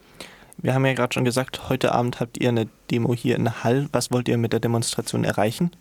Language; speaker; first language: German; native; German